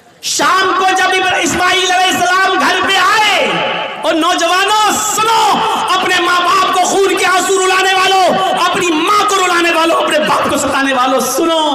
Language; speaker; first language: Urdu; native; Urdu